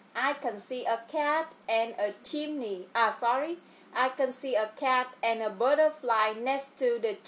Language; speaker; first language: English; non-native, fluent; Vietnamese